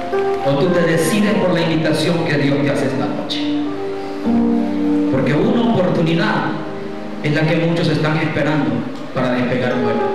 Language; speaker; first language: Spanish; native; Spanish